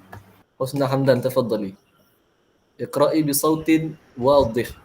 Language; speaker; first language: Arabic; non-native, fluent; Malay